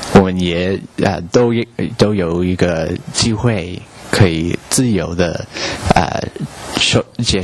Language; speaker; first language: Chinese; non-native, learner; English